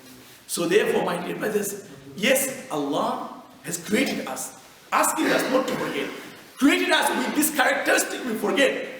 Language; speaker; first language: English; non-native, fluent; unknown